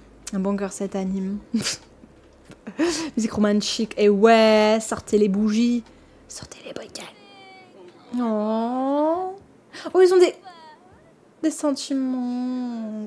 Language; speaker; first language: French; native; French